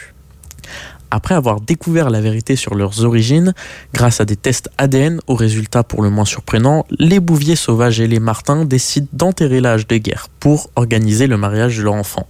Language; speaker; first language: French; native; French